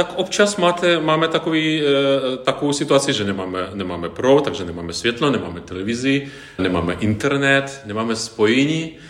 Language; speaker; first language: Czech; non-native, fluent; Ukrainian